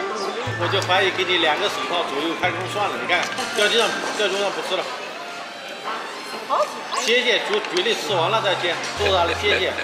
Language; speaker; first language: Chinese; native; Chinese